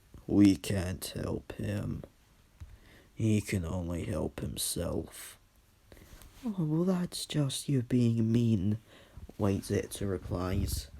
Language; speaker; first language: English; native; English